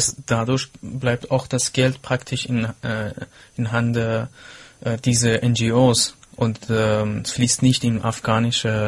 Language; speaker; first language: German; non-native, fluent; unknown